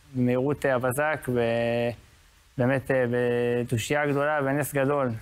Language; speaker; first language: Hebrew; native; Hebrew